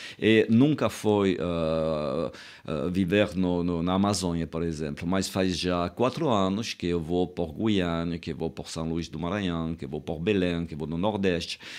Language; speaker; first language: Portuguese; non-native, fluent; French